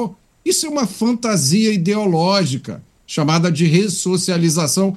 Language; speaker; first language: Portuguese; native; Portuguese